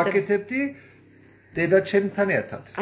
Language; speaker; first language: Georgian; non-native, learner; German